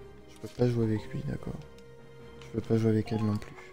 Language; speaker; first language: French; native; French